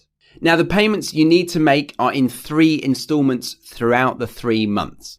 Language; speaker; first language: English; native; English